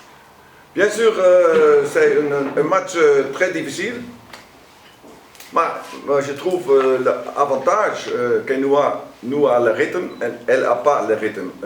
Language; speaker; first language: French; non-native, learner; Dutch